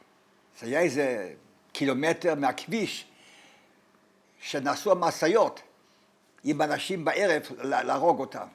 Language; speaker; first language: Hebrew; non-native, fluent; Polish